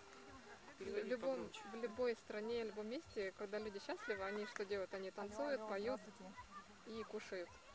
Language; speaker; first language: Russian; native; Russian